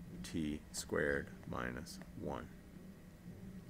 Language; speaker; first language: English; native; English